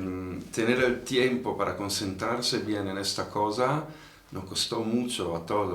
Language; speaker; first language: Spanish; non-native, fluent; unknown